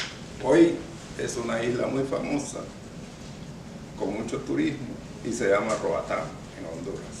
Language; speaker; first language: Spanish; non-native, local second language; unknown